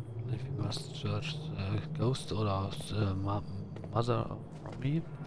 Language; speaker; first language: English; non-native, learner; German